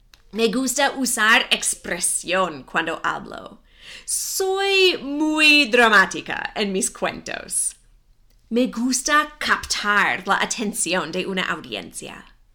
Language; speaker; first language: Spanish; non-native, fluent; English